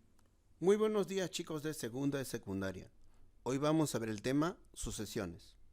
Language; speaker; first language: Spanish; native; Spanish